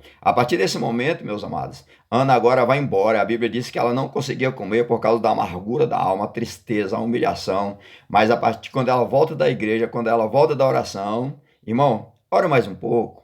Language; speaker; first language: Portuguese; native; Portuguese